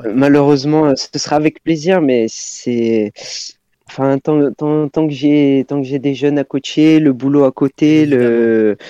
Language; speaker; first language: French; native; French